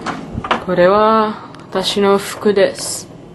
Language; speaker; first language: Japanese; non-native, learner; English